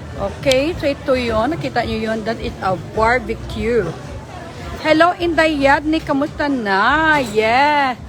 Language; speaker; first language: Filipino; non-native, local second language; Hiligaynon